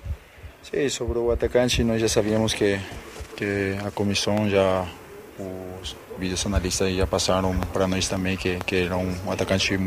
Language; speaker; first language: Portuguese; non-native, fluent; Spanish